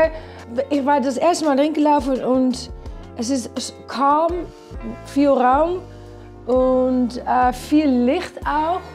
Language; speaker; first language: German; non-native, fluent; Dutch